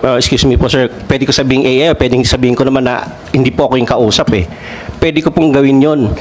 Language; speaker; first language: Filipino; non-native, local second language; Cebuano